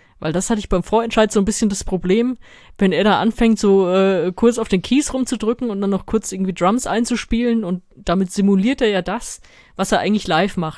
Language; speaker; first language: German; native; German